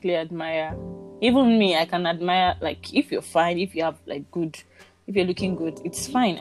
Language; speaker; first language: English; non-native, local second language; Yoruba